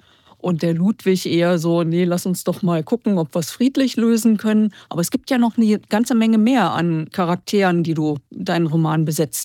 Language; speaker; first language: German; native; German